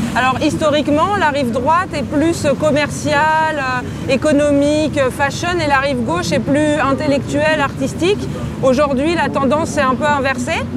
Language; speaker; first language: French; native; French